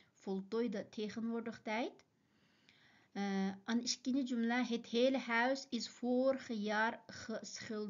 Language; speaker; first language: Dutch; non-native, fluent; Uyghur